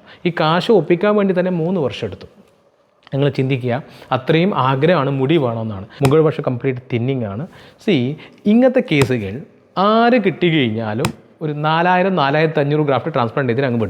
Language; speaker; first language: Malayalam; native; Malayalam